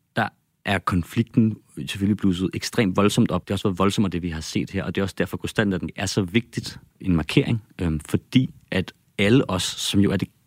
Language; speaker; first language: Danish; native; Danish